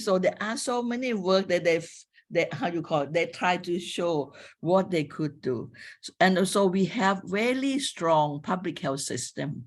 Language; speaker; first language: English; non-native, fluent; Thai